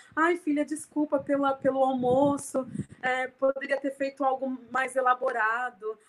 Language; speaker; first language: Portuguese; native; Portuguese